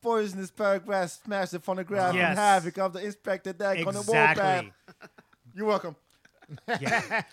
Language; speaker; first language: English; non-native, fluent; French